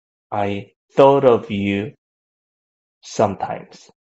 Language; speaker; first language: English; non-native, fluent; Korean